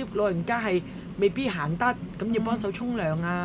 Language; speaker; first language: Cantonese; native; Cantonese